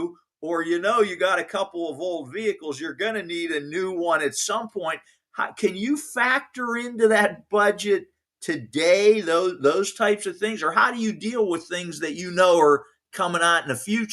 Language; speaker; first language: English; native; English